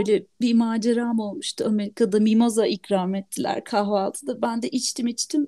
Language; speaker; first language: Turkish; native; Turkish